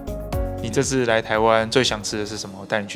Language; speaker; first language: Chinese; native; Chinese